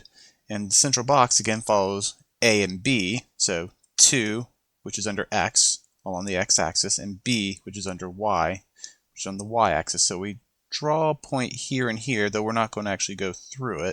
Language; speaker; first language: English; native; English